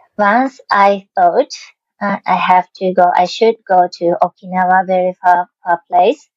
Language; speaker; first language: English; non-native, learner; Japanese